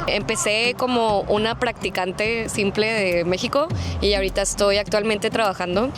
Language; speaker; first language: Spanish; native; Spanish